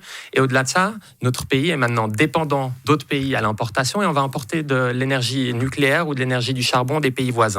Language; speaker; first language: French; native; French